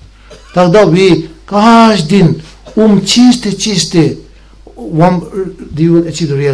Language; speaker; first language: Russian; non-native, learner; Tibetan